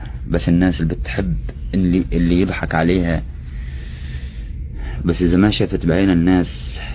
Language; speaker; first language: Arabic; native; Arabic